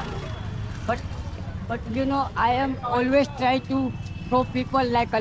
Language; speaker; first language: English; non-native, learner; Hindi